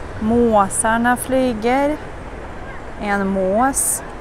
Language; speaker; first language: Swedish; non-native, fluent; Russian